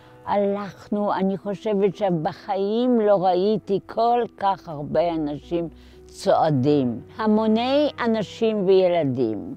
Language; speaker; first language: Hebrew; non-native, fluent; Polish